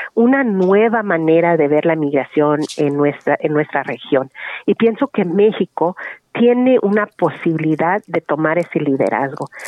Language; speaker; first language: Spanish; early bilingual, heritage; Spanish